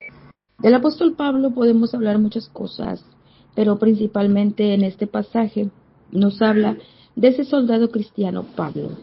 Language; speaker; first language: Spanish; native; Spanish